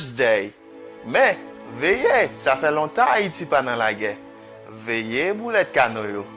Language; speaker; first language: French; non-native, local second language; Haitian Creole